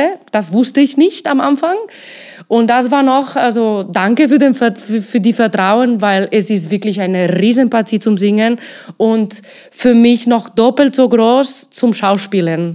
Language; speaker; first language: German; non-native, fluent; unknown